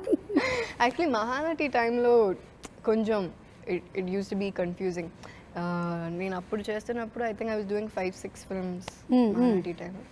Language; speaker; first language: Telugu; non-native, learner; Malayalam